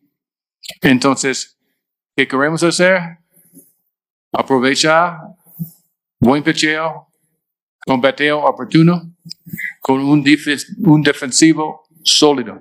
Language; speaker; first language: Spanish; non-native, fluent; English